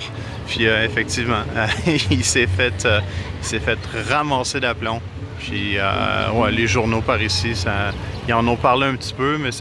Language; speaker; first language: French; native; French